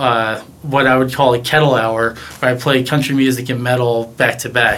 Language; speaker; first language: English; native; English